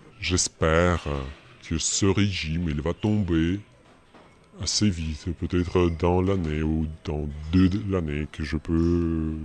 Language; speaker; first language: French; non-native, fluent; Russian